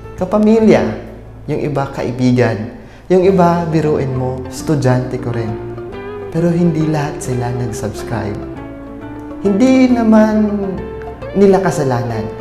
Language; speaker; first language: Filipino; non-native, local second language; Waray